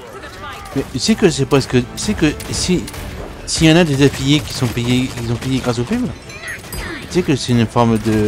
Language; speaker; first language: French; native; French